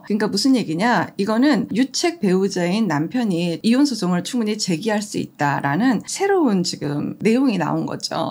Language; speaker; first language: Korean; native; Korean